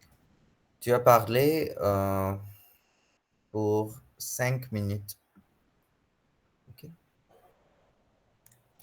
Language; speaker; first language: French; non-native, fluent; Hindi